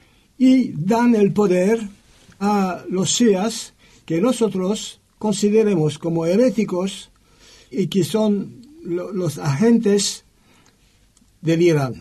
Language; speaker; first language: Spanish; non-native, learner; French